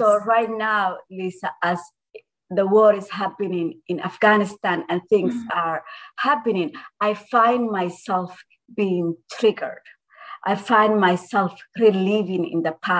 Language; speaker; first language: English; non-native, fluent; Somali